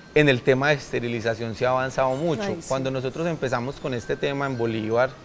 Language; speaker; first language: Spanish; native; Spanish